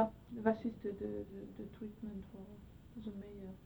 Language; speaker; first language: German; non-native, fluent; French